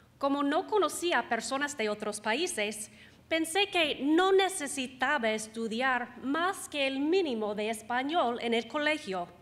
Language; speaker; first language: Spanish; non-native, fluent; English